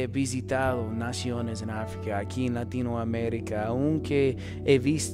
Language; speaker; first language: Spanish; non-native, fluent; English